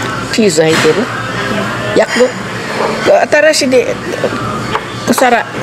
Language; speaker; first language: Japanese; non-native, learner; Filipino